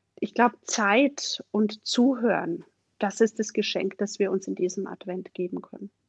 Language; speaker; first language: German; native; German